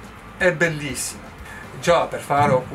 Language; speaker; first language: Italian; non-native, learner; French